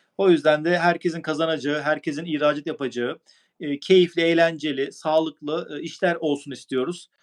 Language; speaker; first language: Turkish; native; Turkish